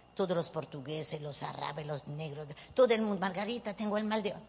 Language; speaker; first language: Spanish; early bilingual, heritage; Spanish